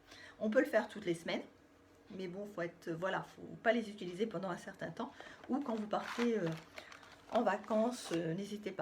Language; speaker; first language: French; native; French